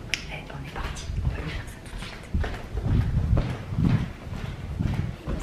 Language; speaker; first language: French; native; French